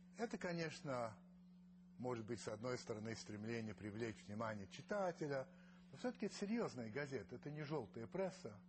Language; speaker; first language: Russian; early bilingual, heritage; Russian